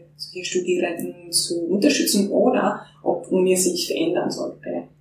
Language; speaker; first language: German; non-native, fluent; Finnish